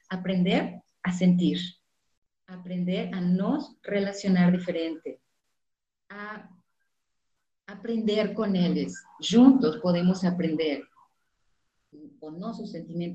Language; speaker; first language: Spanish; non-native, fluent; Portuguese